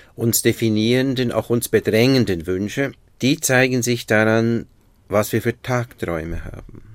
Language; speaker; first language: German; native; German